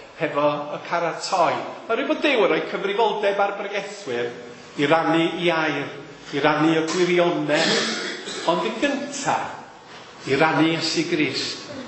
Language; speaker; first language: Welsh; native; Welsh